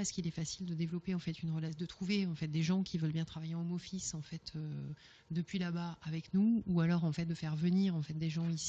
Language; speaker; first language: French; native; French